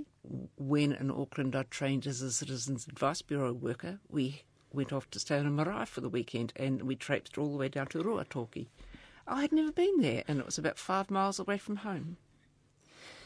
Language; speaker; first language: English; native; English